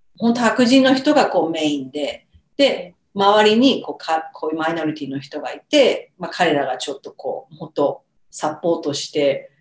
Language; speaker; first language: Japanese; native; Japanese